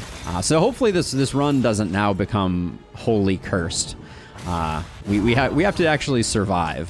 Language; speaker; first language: English; native; English